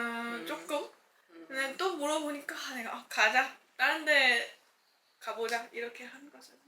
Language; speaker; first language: Korean; non-native, fluent; Chinese